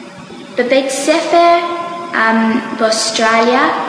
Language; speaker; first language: Hebrew; non-native, learner; English